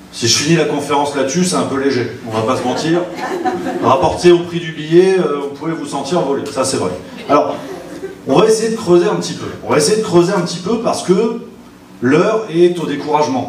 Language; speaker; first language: French; native; French